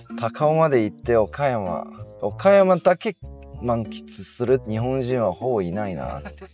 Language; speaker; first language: Japanese; native; Japanese